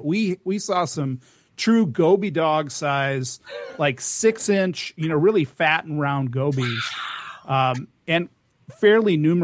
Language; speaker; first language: English; native; English